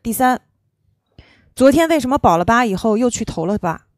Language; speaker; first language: Chinese; native; Chinese